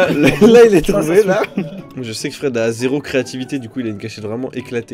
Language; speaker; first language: French; native; French